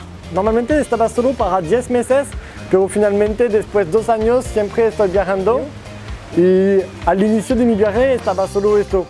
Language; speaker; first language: Spanish; non-native, learner; French